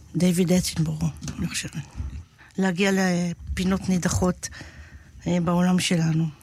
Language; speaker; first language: Hebrew; native; Hebrew